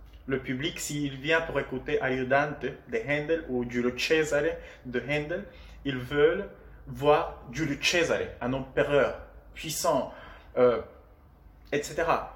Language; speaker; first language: French; non-native, fluent; Spanish